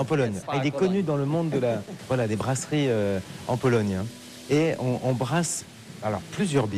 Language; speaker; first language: French; native; French